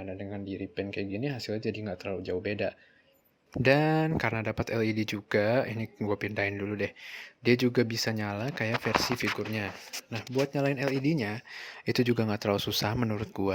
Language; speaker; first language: Indonesian; native; Indonesian